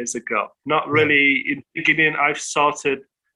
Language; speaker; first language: English; non-native, fluent; Arabic